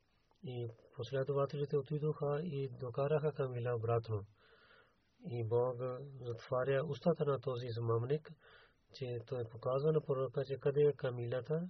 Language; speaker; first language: Bulgarian; non-native, learner; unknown